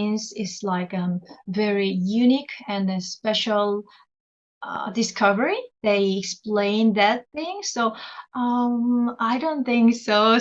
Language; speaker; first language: English; non-native, learner; Korean